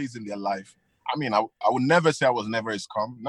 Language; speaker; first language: English; non-native, local second language; Hausa